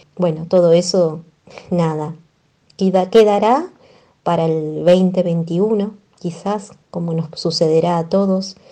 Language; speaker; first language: Spanish; native; Spanish